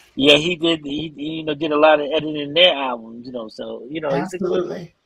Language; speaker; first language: English; native; English